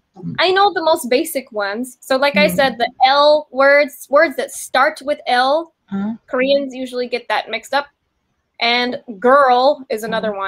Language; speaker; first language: English; non-native, fluent; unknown